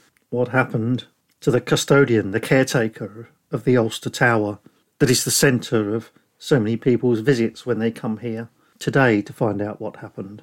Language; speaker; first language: English; native; English